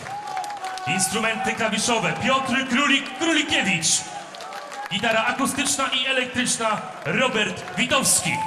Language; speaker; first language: Polish; native; Polish